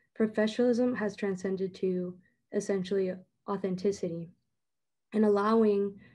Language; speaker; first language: English; native; English